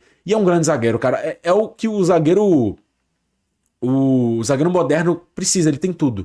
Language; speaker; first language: Portuguese; native; Portuguese